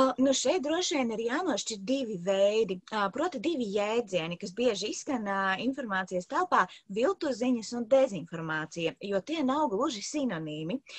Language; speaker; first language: Latvian; native; Latvian